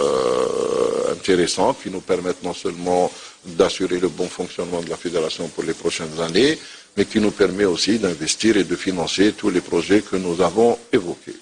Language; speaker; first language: French; non-native, local second language; Arabic